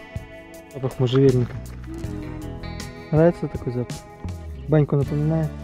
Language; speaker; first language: Russian; native; Russian